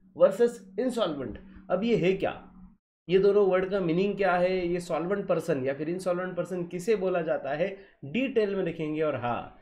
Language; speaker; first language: Hindi; non-native, local second language; Marathi